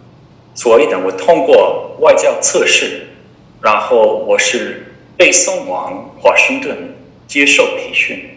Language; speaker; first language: Chinese; non-native, fluent; English